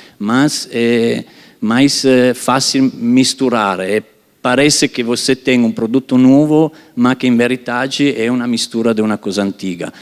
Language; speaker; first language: Portuguese; non-native, fluent; Italian